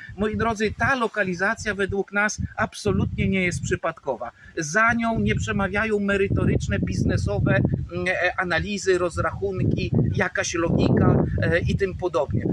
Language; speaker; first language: Polish; native; Polish